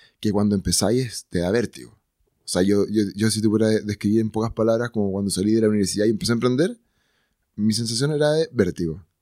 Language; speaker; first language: Spanish; native; Spanish